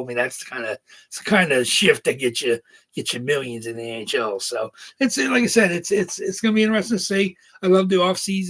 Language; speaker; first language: English; native; English